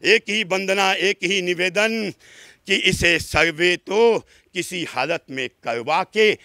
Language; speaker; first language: Hindi; native; Hindi